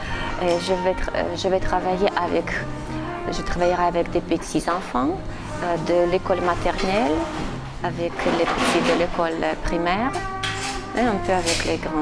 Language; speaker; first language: French; non-native, fluent; Russian